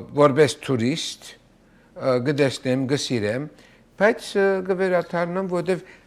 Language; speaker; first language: Armenian; early bilingual, heritage; Armenian